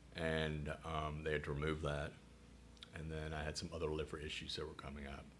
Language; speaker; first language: English; native; English